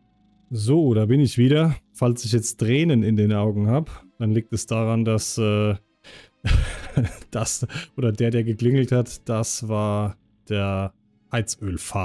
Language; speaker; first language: German; native; German